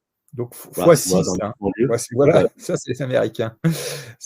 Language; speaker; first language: French; native; French